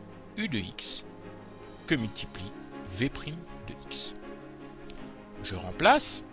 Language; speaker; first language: French; native; French